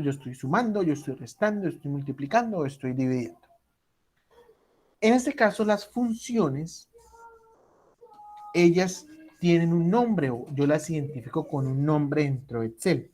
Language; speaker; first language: Spanish; native; Spanish